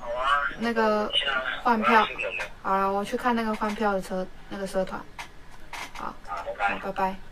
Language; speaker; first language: Chinese; native; Chinese